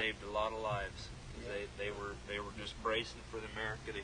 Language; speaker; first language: English; native; English